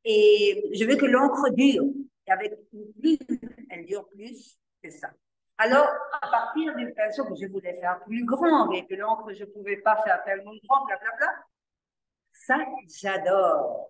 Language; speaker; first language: French; non-native, learner; Spanish